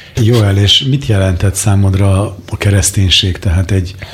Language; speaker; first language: Hungarian; native; Hungarian